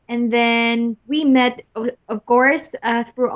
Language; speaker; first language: English; non-native, local second language; Cebuano